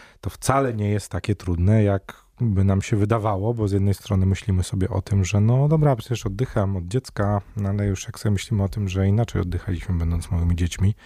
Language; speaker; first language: Polish; native; Polish